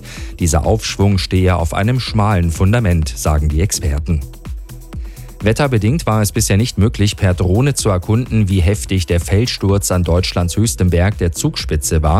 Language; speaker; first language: German; native; German